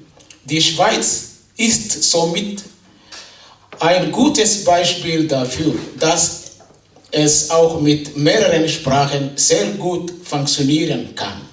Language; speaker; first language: German; non-native, fluent; Somali